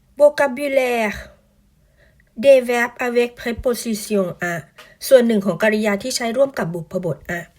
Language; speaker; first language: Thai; native; Thai